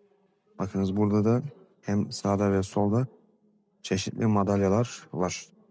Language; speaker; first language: Turkish; native; Turkish